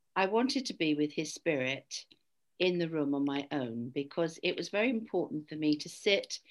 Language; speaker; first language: English; native; English